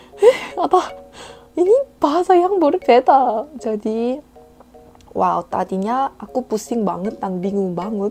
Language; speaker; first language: Indonesian; non-native, fluent; Korean